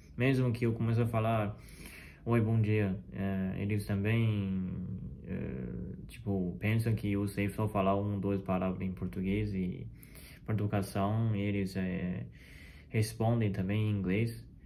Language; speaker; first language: Portuguese; non-native, fluent; Chinese